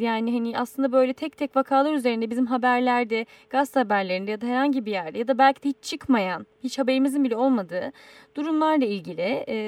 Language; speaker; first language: Turkish; native; Turkish